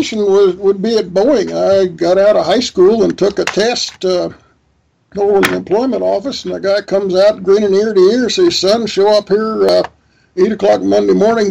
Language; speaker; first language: English; native; English